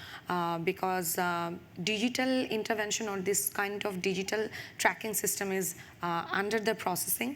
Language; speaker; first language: English; non-native, local second language; Bangla